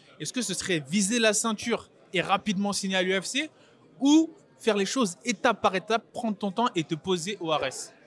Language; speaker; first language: French; native; French